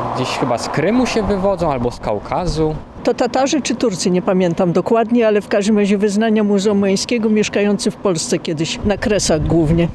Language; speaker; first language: Polish; native; Polish